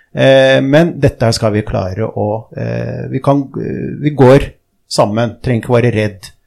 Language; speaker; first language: Norwegian; early bilingual, other home language; Arabic